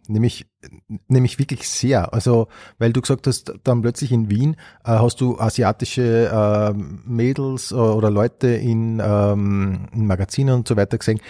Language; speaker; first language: German; native; German